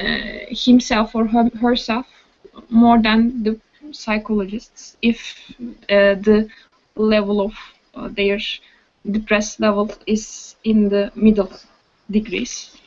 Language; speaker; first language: English; non-native, learner; Turkish